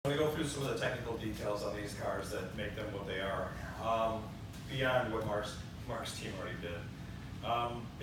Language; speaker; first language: English; native; English